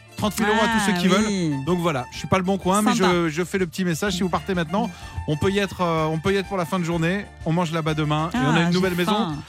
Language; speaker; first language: French; native; French